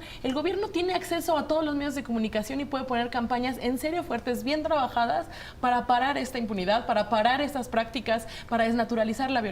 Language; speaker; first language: Spanish; native; Spanish